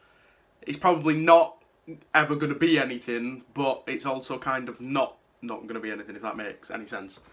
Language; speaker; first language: English; native; English